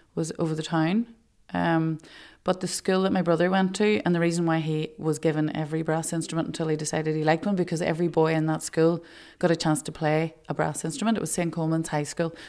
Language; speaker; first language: English; native; English